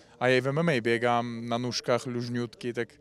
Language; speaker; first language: Polish; non-native, learner; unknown